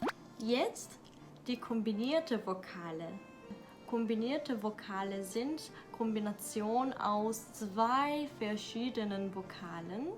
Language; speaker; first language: German; non-native, learner; Korean